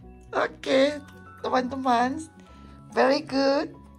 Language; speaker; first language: English; non-native, learner; Indonesian